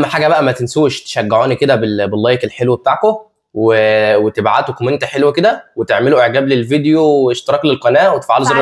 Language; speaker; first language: Arabic; native; Arabic